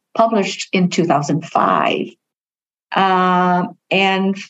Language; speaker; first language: English; early bilingual, other home language; Vietnamese